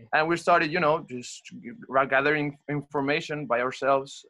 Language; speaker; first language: English; non-native, fluent; Spanish